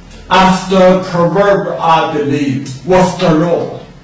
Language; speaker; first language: English; non-native, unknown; Chinese